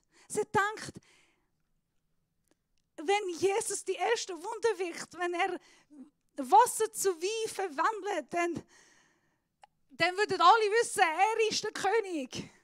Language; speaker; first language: German; non-native, fluent; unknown